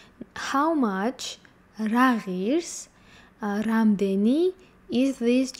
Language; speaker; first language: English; non-native, fluent; Georgian